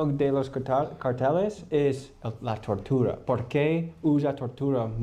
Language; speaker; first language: Spanish; non-native, learner; English